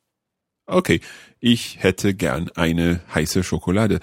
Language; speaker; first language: German; non-native, learner; English